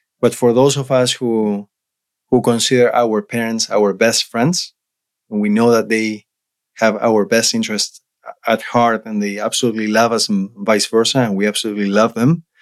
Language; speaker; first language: English; non-native, fluent; Spanish